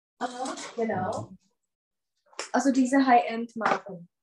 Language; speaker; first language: German; non-native, fluent; Czech